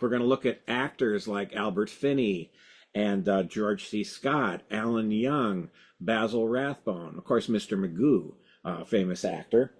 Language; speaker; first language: English; native; English